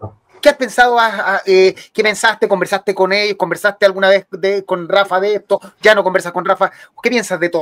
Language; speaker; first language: Spanish; native; Spanish